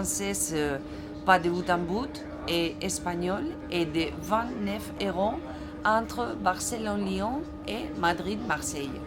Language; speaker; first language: French; non-native, fluent; Spanish